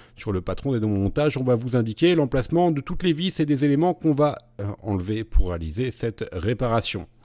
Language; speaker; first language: French; native; French